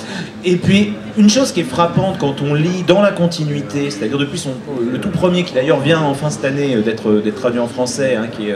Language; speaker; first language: French; native; French